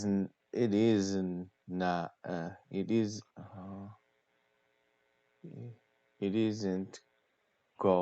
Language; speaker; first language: English; non-native, learner; Korean